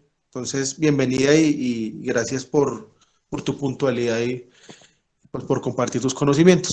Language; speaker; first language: Spanish; native; Spanish